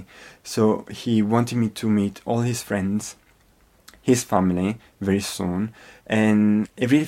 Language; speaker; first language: English; non-native, fluent; Italian